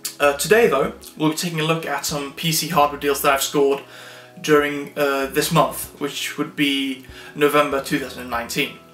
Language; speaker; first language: English; non-native, fluent; Swedish